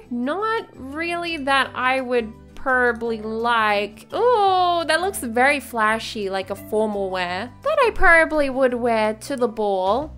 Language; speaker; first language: English; native; English